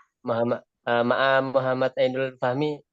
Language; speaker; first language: Arabic; non-native, learner; Indonesian